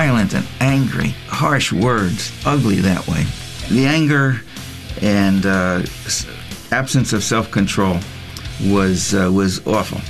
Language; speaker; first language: English; non-native, local second language; Yiddish